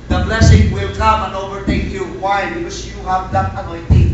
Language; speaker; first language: English; non-native, local second language; Filipino